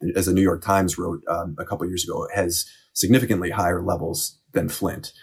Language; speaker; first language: English; native; English